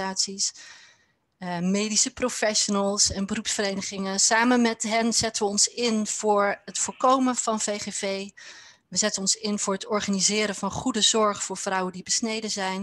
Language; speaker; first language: Dutch; native; Dutch